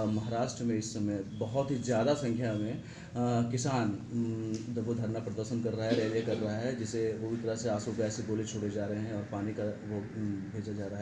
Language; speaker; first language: Hindi; native; Hindi